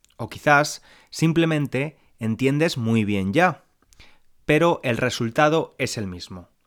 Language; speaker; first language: Spanish; native; Spanish